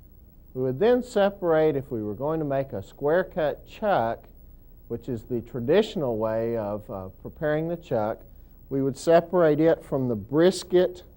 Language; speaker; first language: English; native; English